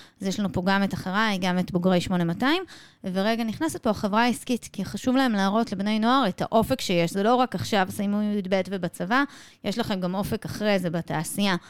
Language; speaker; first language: Hebrew; native; Hebrew